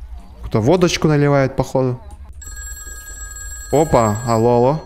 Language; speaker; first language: Russian; native; Russian